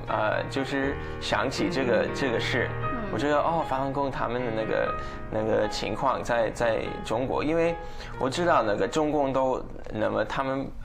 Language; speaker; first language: Chinese; non-native, fluent; English